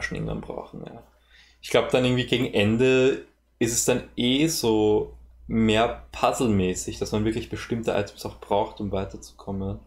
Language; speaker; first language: German; native; German